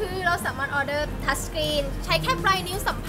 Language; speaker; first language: Thai; native; Thai